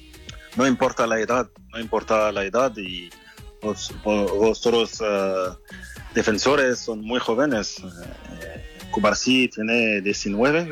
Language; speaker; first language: Spanish; non-native, fluent; French